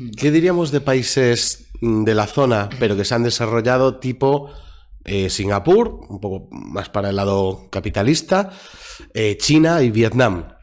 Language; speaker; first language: Spanish; native; Spanish